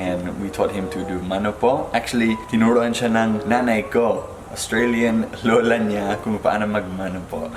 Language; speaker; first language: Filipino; non-native, fluent; English